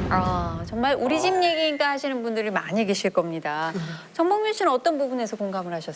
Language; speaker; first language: Korean; native; Korean